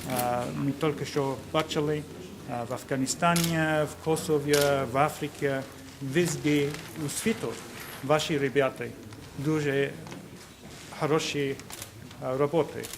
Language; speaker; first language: Ukrainian; non-native, learner; English